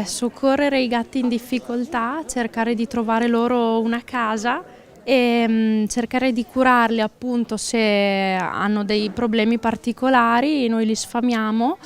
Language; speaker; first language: Italian; native; Italian